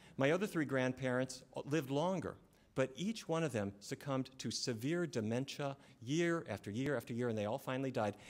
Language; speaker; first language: English; native; English